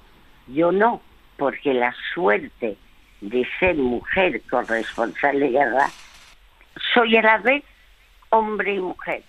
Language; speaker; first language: Spanish; early bilingual, other home language; French